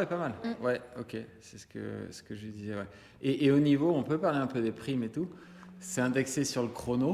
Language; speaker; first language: French; native; French